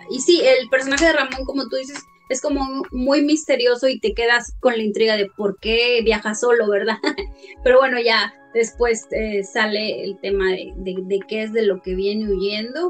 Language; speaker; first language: Spanish; native; Spanish